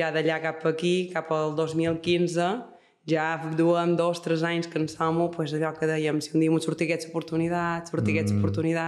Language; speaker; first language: Catalan; native; Catalan